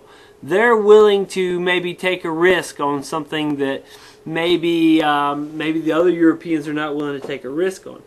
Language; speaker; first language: English; native; English